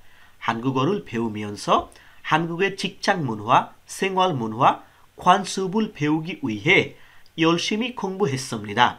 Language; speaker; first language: Korean; non-native, learner; Bangla